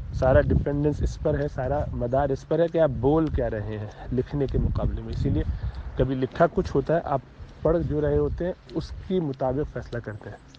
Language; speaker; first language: Urdu; native; Urdu